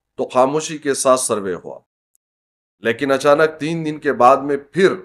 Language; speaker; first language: Urdu; native; Urdu